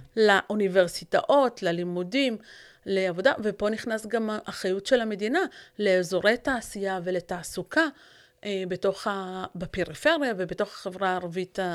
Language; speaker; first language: Hebrew; non-native, local second language; Arabic